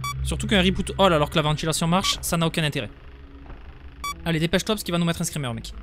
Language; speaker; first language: French; native; French